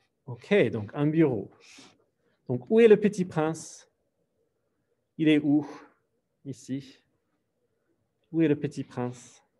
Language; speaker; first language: French; non-native, fluent; English